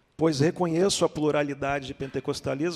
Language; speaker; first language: Portuguese; native; Portuguese